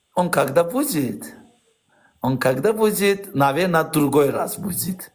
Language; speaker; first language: Russian; non-native, learner; Azerbaijani